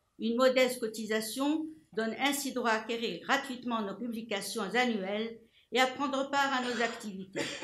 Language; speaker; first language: French; non-native, local second language; Arabic